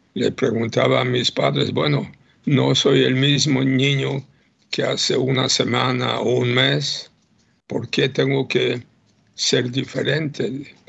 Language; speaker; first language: Spanish; non-native, fluent; Polish